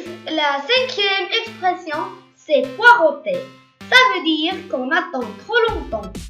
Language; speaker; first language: French; non-native, local second language; Arabic